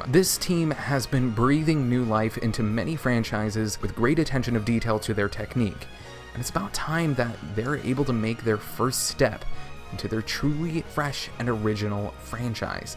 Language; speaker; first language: English; native; English